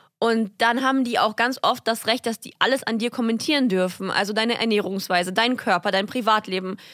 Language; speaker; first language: German; early bilingual, other home language; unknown